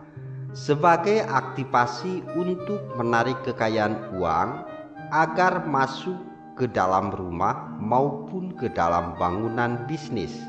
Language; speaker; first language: Indonesian; native; Indonesian